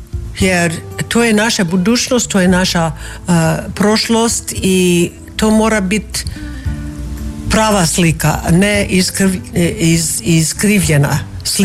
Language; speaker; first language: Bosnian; non-native, fluent; English